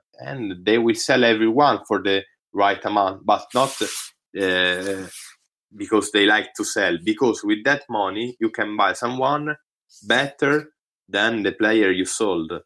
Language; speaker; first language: English; non-native, learner; Italian